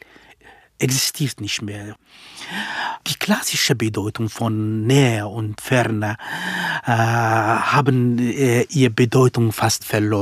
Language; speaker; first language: German; non-native, fluent; Kurdish